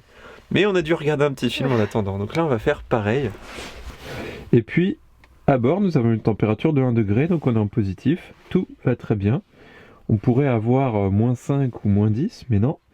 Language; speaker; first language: French; native; French